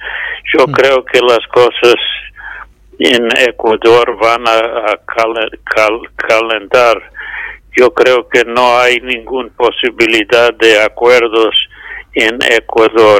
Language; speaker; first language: Spanish; non-native, fluent; English